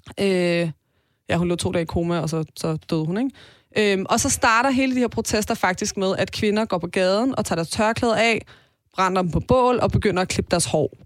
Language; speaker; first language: Danish; early bilingual, other home language; Persian